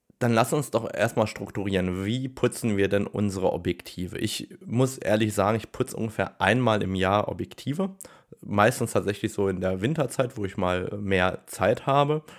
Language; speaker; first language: German; native; German